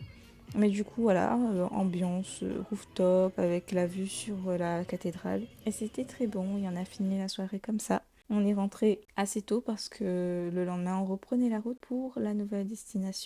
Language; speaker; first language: French; native; French